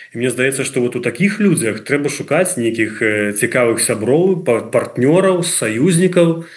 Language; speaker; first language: Belarusian; non-native, local second language; Russian